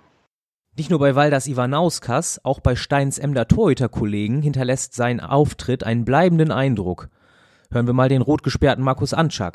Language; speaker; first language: German; native; German